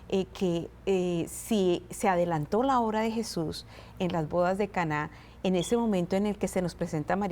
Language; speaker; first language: Spanish; native; Spanish